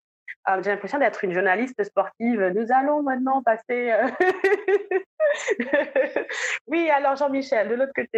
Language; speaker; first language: French; native; French